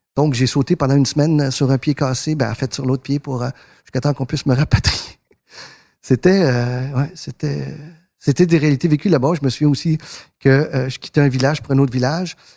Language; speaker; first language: French; early bilingual, other home language; Spanish